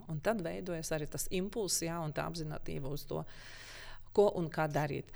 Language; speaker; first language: Latvian; non-native, local second language; Russian